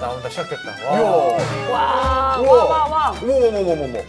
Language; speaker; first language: Korean; native; Korean